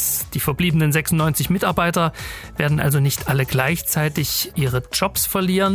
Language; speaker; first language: German; native; German